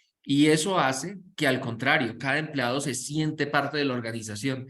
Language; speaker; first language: Spanish; native; Spanish